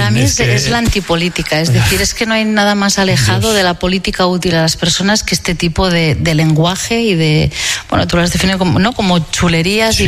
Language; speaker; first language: Spanish; non-native, local second language; Catalan